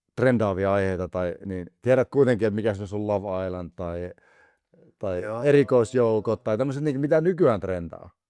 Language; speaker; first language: Finnish; native; Finnish